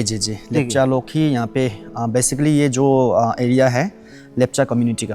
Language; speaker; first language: Hindi; non-native, local second language; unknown